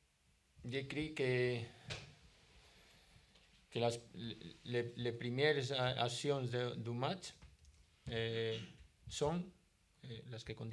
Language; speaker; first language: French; non-native, learner; Spanish